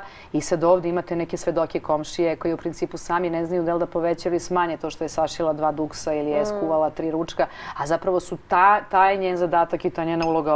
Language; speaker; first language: Croatian; native; Croatian